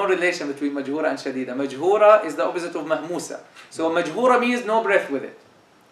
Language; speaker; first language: English; non-native, fluent; Arabic